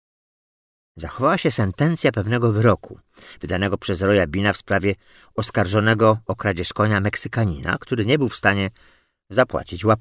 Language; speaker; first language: Polish; native; Polish